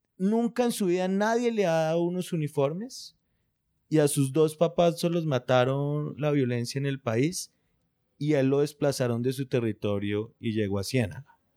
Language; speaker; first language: Spanish; native; Spanish